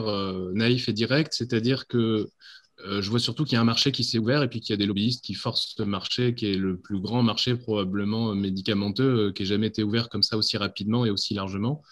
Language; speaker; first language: French; native; French